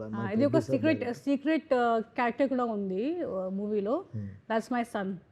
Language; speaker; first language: Telugu; non-native, fluent; Hindi